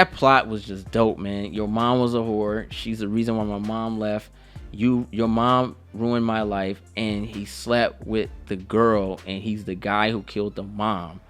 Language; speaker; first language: English; native; English